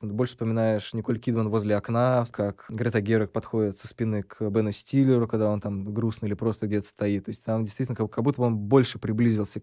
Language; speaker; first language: Russian; native; Russian